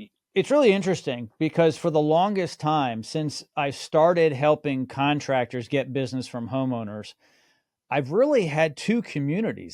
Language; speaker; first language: English; native; English